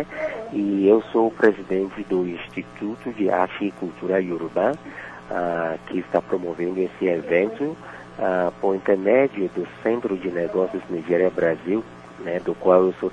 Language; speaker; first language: Portuguese; non-native, fluent; Yoruba